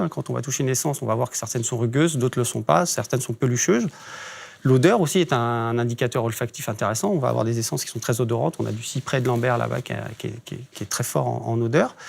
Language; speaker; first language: French; native; French